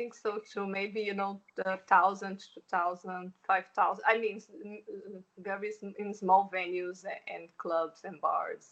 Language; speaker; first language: English; non-native, fluent; Portuguese